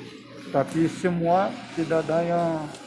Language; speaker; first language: Indonesian; non-native, fluent; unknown